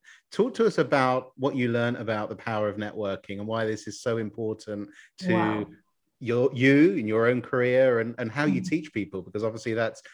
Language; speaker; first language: English; native; English